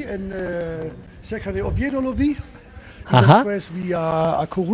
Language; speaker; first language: Spanish; non-native, learner; German